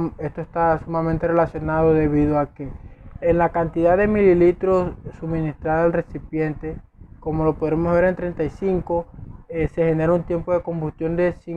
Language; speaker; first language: Spanish; native; Spanish